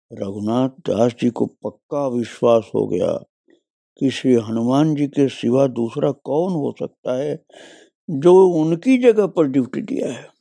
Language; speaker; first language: Hindi; native; Hindi